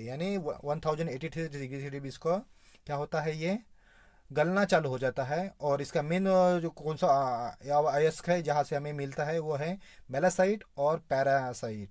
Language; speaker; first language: Hindi; non-native, local second language; Marathi